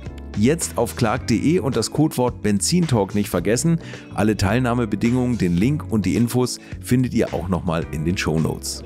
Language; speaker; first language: German; native; German